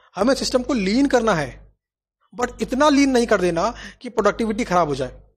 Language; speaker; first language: Hindi; native; Hindi